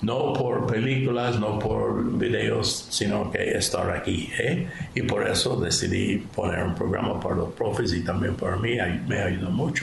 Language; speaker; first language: Spanish; non-native, fluent; English